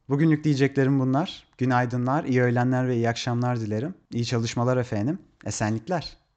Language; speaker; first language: Turkish; native; Turkish